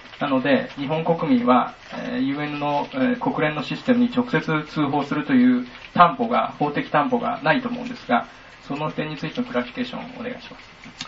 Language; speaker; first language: Japanese; native; Japanese